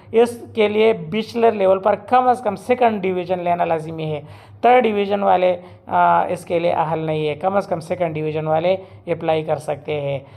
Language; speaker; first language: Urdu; non-native, local second language; Pashto